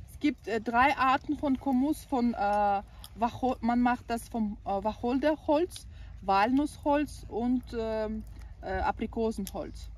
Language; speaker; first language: German; non-native, learner; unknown